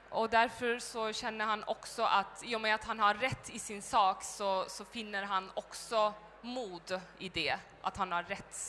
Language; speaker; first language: Swedish; early bilingual, other home language; Turkish